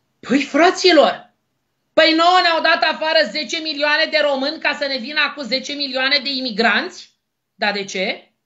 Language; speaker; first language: Romanian; native; Romanian